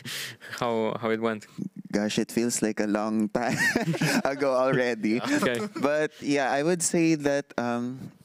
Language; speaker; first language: English; non-native, local second language; Filipino